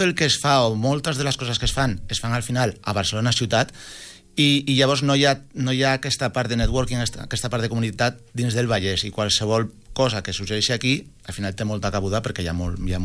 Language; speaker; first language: Catalan; non-native, local second language; Spanish